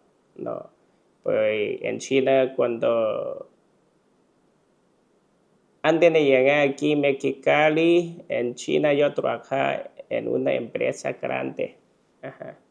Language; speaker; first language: Spanish; non-native, learner; Chinese